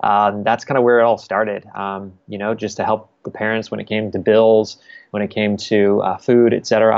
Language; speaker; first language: English; native; English